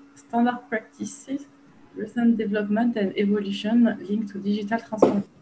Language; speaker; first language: English; non-native, fluent; French